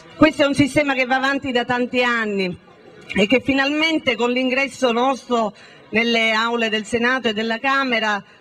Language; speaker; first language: Italian; native; Italian